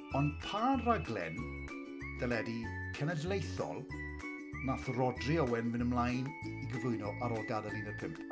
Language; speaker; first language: Welsh; native; Welsh